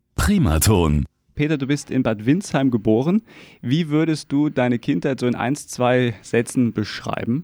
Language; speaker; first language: German; native; German